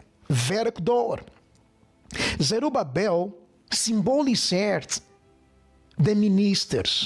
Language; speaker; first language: Dutch; non-native, fluent; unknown